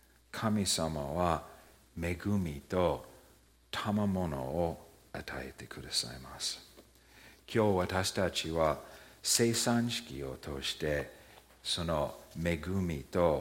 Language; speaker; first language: Japanese; early bilingual, heritage; Japanese